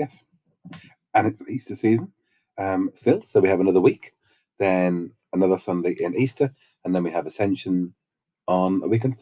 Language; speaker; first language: English; native; English